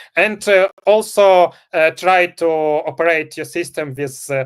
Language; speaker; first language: English; non-native, fluent; Ukrainian